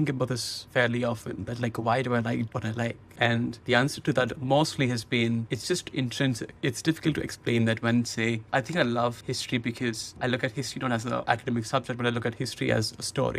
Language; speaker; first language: English; non-native, local second language; Hindi